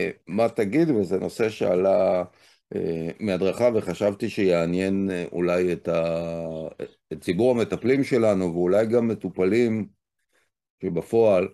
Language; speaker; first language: Hebrew; native; Hebrew